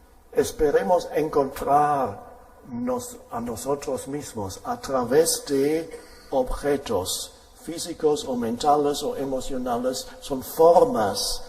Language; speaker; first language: Spanish; non-native, fluent; German